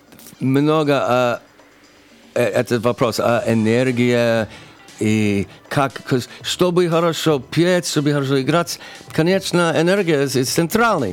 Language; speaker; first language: Russian; non-native, learner; English